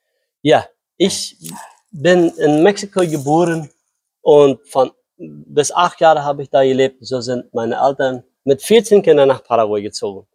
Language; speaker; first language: German; early bilingual, heritage; Low German